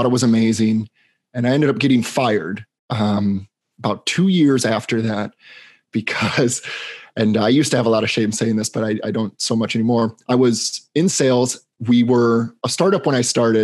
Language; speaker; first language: English; native; English